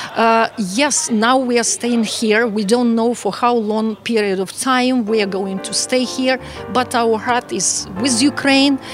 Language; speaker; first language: English; non-native, fluent; Ukrainian